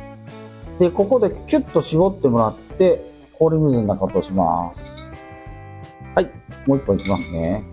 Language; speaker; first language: Japanese; native; Japanese